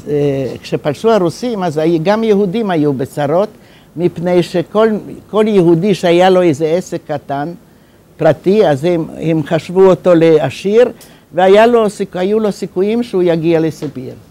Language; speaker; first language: Hebrew; non-native, fluent; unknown